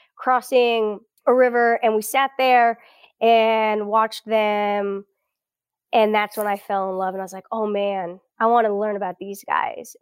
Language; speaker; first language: English; early bilingual, other home language; Portuguese